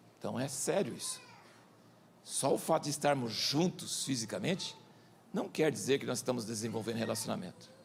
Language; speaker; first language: Portuguese; early bilingual, other home language; English